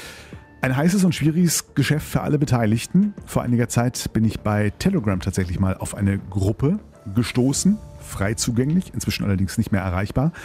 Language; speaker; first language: German; native; German